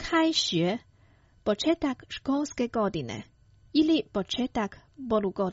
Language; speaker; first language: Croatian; non-native, fluent; Chinese